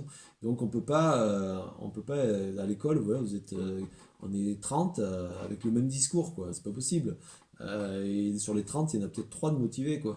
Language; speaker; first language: French; native; French